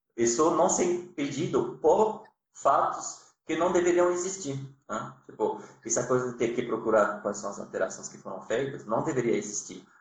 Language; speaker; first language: Portuguese; non-native, fluent; French